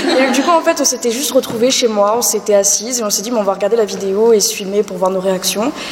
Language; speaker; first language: French; native; French